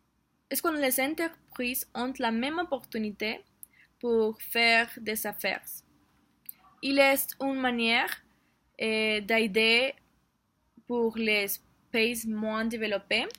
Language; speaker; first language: French; non-native, learner; Spanish